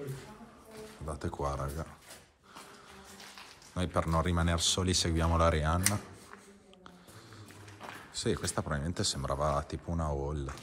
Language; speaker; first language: Italian; native; Italian